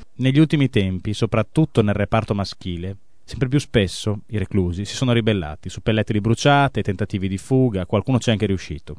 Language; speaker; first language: Italian; native; Italian